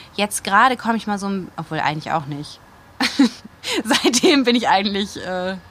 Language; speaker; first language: German; native; German